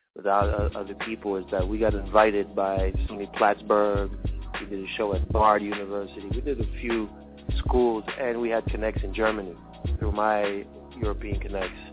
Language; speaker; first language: English; early bilingual, other home language; French